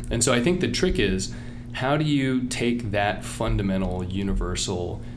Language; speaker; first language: English; native; English